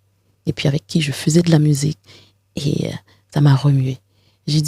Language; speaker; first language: French; non-native, local second language; Haitian Creole